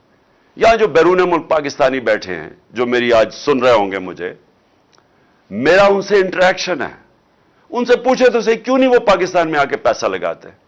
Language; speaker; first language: Urdu; native; Urdu